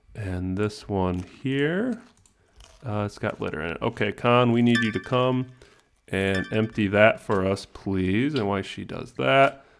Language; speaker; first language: English; native; English